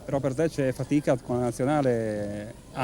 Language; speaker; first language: Italian; native; Italian